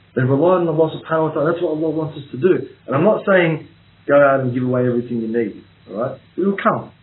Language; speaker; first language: English; native; English